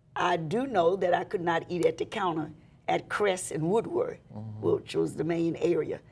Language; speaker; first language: English; native; English